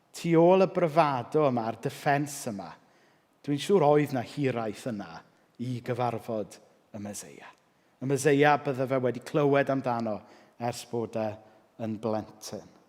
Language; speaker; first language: Welsh; native; Welsh